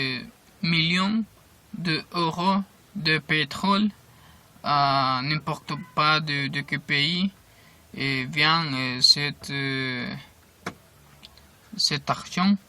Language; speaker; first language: French; non-native, learner; Spanish